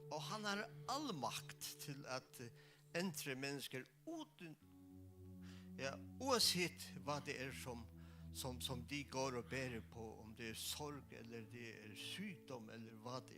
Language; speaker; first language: Danish; non-native, local second language; Faroese